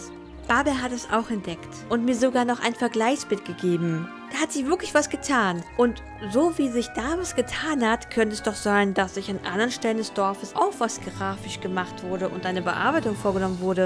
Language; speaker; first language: German; native; German